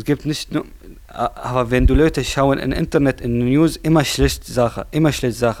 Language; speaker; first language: German; non-native, learner; Arabic